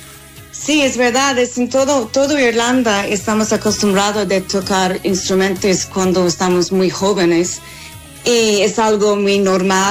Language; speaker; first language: Spanish; non-native, fluent; English